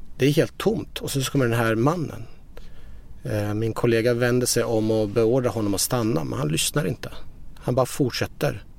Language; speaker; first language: Swedish; early bilingual, other home language; Persian